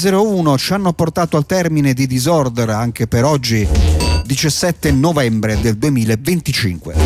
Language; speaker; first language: Italian; native; Italian